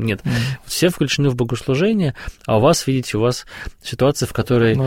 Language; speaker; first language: Russian; native; Russian